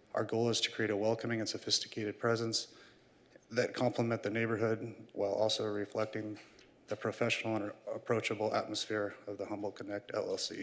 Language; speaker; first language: English; native; English